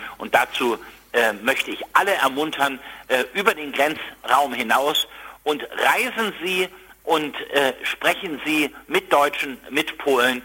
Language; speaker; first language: German; native; German